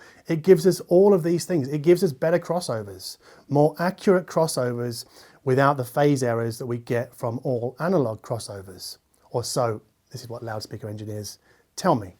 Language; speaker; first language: English; native; English